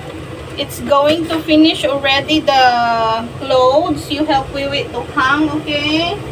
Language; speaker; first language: English; non-native, learner; Filipino